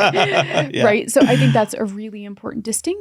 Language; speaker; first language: English; native; English